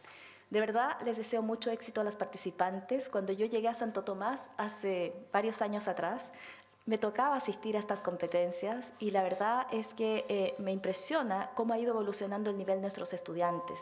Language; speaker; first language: Spanish; native; Spanish